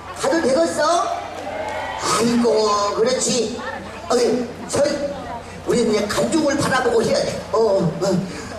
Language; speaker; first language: Korean; native; Korean